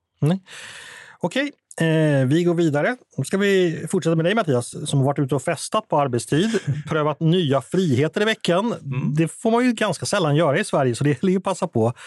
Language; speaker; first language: Swedish; native; Swedish